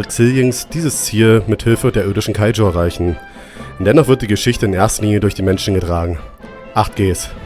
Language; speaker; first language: German; native; German